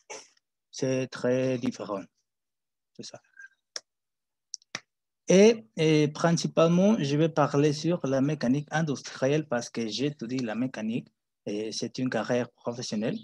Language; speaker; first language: French; non-native, learner; Spanish